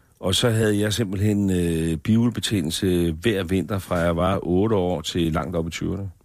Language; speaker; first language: Danish; native; Danish